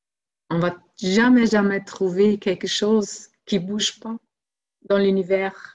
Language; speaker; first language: French; non-native, fluent; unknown